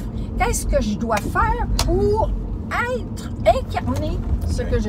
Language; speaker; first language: French; native; French